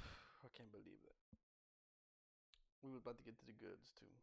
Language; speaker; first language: English; native; English